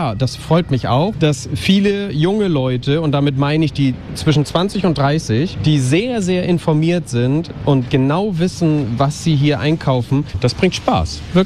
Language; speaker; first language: German; native; German